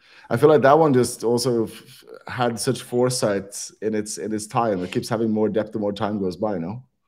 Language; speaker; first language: English; non-native, fluent; Norwegian